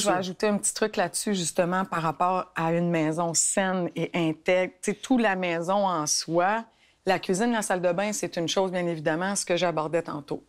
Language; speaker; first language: French; native; French